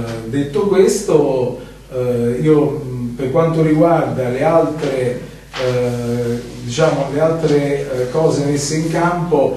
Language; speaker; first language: Italian; native; Italian